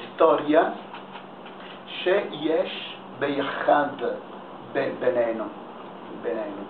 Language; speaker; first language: Hebrew; non-native, learner; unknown